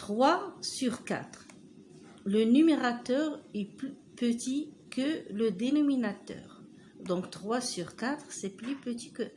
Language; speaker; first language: French; non-native, local second language; Arabic